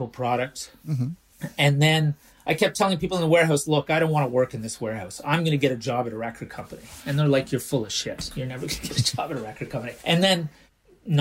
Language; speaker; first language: English; native; English